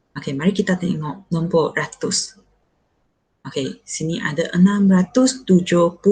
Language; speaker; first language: Malay; non-native, local second language; Chinese